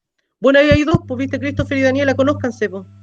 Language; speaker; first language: Spanish; native; Spanish